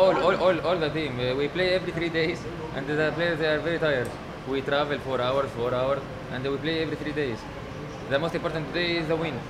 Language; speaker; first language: English; non-native, learner; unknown